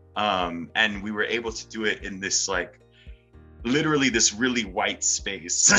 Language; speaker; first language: English; early bilingual, other home language; Spanish